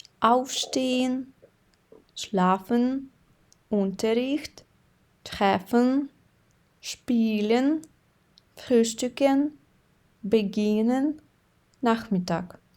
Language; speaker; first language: German; non-native, fluent; Ukrainian